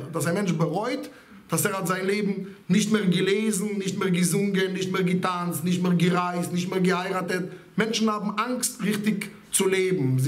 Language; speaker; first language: German; non-native, fluent; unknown